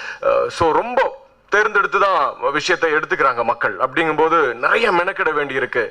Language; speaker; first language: Tamil; native; Tamil